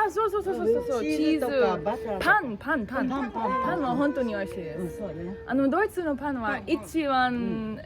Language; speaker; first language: Japanese; non-native, learner; German